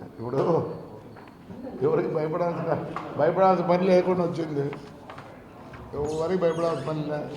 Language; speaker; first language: Telugu; native; Telugu